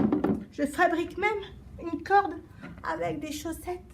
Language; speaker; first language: French; native; French